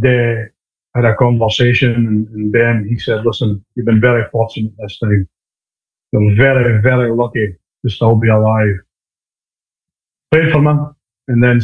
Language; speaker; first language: English; native; English